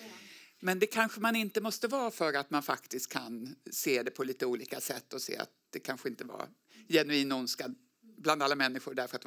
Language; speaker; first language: Swedish; native; Swedish